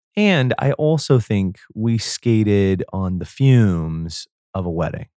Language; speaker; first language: English; native; English